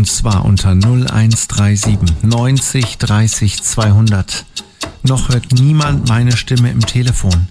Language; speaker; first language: German; native; German